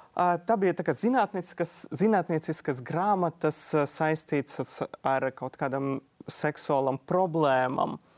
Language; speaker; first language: Latvian; non-native, local second language; Russian